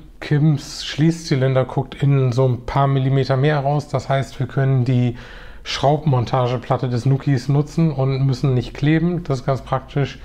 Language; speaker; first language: German; native; German